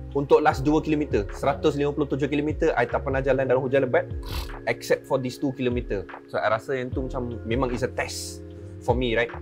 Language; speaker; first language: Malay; non-native, local second language; Tamil